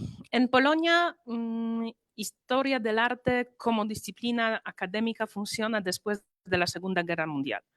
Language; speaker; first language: Spanish; non-native, fluent; Polish